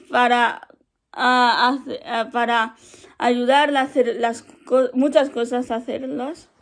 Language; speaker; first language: Spanish; early bilingual, other home language; Arabic